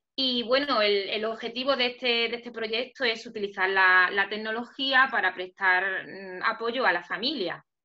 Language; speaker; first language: Spanish; native; Spanish